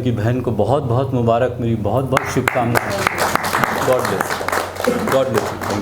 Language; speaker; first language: Hindi; native; Hindi